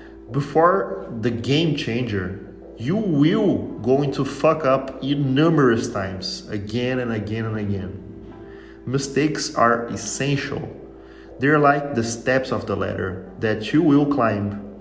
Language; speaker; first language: English; non-native, fluent; Portuguese